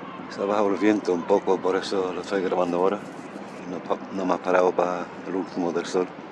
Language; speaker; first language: Spanish; early bilingual, heritage; Spanish